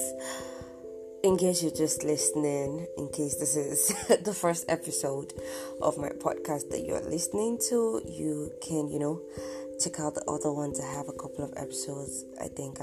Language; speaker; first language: English; non-native, local second language; Yoruba